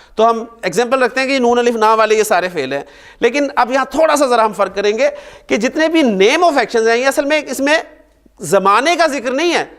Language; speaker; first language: Urdu; native; Urdu